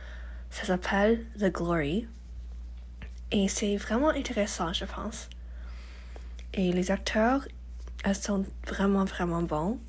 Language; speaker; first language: French; non-native, learner; English